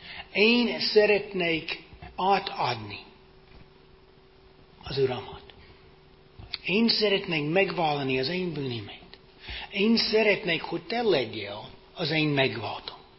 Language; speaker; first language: Hungarian; non-native, fluent; English